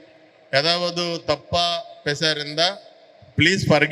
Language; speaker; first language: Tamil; non-native, learner; Telugu